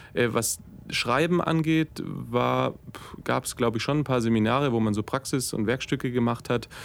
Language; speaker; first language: German; native; German